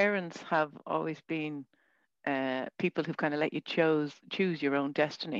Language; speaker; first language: English; native; English